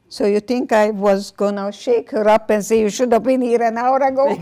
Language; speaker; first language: English; non-native, fluent; Hungarian